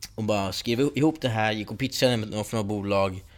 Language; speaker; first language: Swedish; early bilingual, other home language; Persian